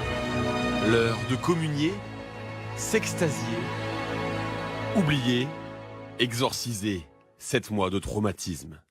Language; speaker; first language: French; native; French